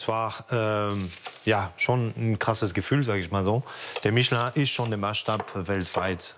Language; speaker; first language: German; non-native, fluent; French